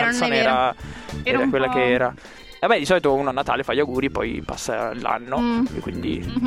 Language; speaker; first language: Italian; native; Italian